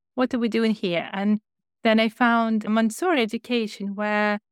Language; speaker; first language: English; non-native, fluent; Ukrainian